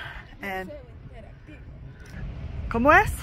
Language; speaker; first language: Spanish; non-native, learner; English